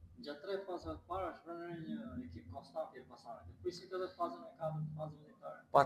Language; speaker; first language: Albanian; native; Albanian